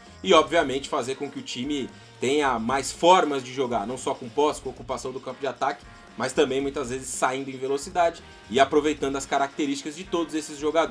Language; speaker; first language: Portuguese; native; Portuguese